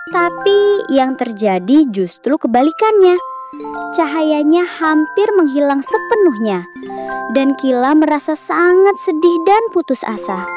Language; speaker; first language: Indonesian; native; Indonesian